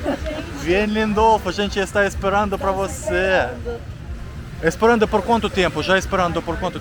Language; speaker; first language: Portuguese; non-native, learner; Russian